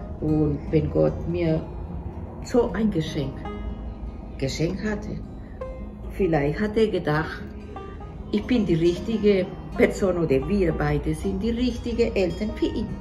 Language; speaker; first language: German; non-native, fluent; Spanish